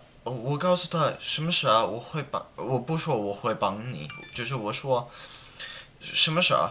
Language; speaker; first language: Chinese; non-native, learner; English